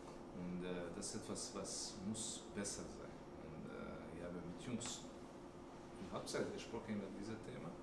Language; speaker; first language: German; non-native, learner; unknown